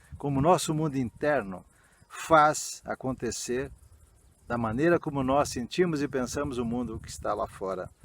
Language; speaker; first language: Portuguese; early bilingual, other home language; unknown